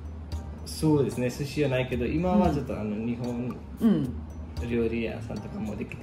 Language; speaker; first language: Japanese; non-native, fluent; Nepali